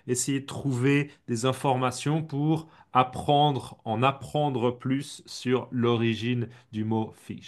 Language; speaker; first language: French; native; French